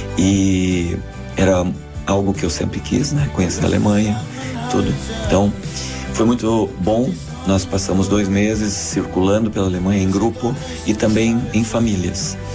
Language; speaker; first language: Portuguese; non-native, local second language; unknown